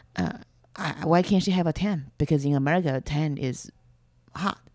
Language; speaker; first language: English; non-native, fluent; Chinese